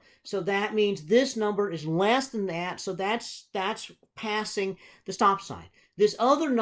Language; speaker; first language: English; native; English